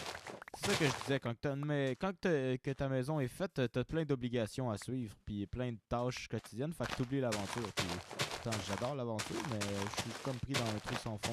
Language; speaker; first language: French; native; French